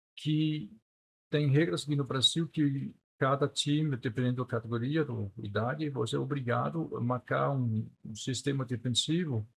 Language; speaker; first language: Portuguese; non-native, fluent; Danish